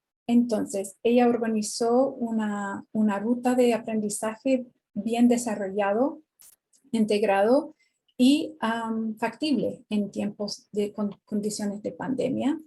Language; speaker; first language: Spanish; non-native, fluent; English